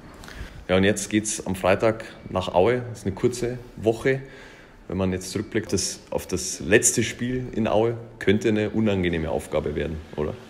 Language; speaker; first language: German; native; German